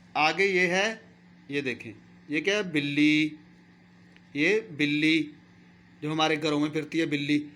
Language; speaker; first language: Urdu; non-native, local second language; Punjabi